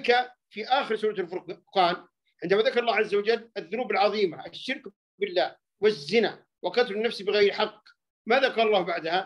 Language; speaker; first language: Arabic; native; Arabic